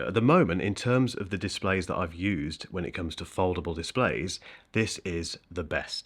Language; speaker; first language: English; native; English